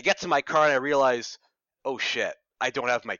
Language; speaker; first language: English; native; English